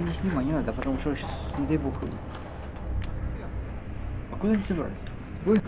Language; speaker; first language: Russian; native; Russian